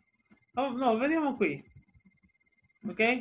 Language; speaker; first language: Italian; non-native, fluent; Spanish